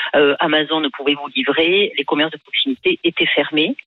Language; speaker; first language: French; native; French